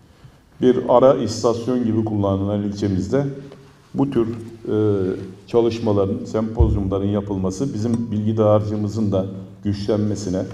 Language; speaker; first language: Turkish; native; Turkish